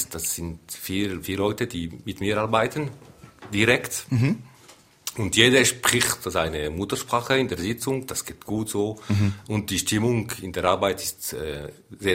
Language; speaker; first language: German; non-native, local second language; French